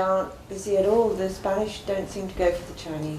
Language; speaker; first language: English; native; English